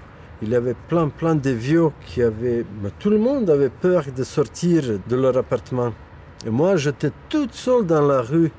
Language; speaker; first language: French; non-native, fluent; Bosnian